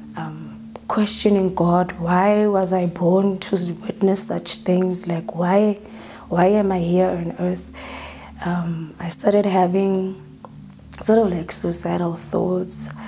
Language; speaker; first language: English; non-native, local second language; Southern Sotho